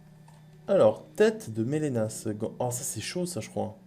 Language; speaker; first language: French; native; French